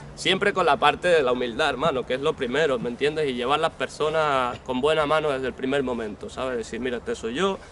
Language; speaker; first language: Spanish; native; Spanish